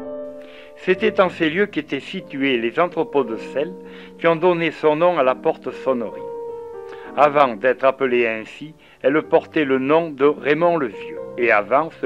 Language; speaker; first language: French; native; French